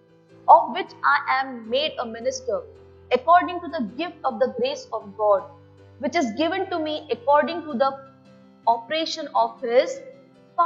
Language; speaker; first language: English; non-native, local second language; Tulu